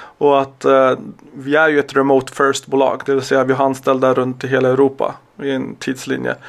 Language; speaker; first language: Swedish; early bilingual, other home language; Serbian